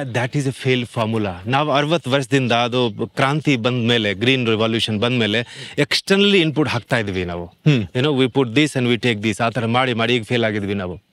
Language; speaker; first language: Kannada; non-native, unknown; Hindi